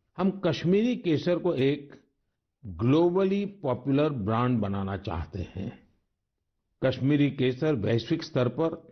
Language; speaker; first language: Hindi; non-native, local second language; Gujarati